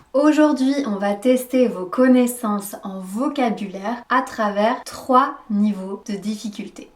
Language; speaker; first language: French; native; French